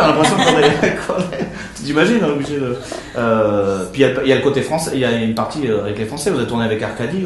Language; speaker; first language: French; native; French